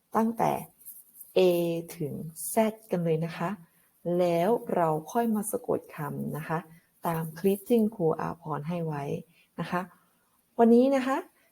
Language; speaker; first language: Thai; native; Thai